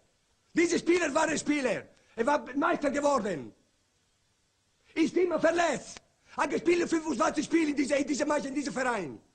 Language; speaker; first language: German; non-native, learner; Italian